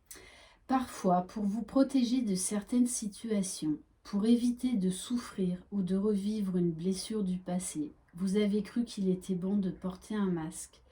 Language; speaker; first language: French; native; French